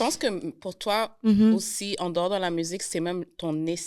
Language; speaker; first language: French; native; French